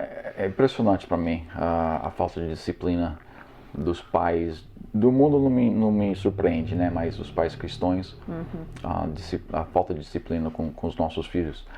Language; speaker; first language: Portuguese; non-native, fluent; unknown